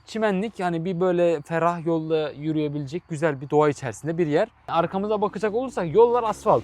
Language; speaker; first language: Turkish; native; Turkish